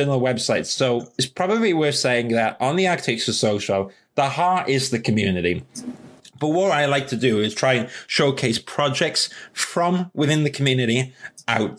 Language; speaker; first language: English; native; English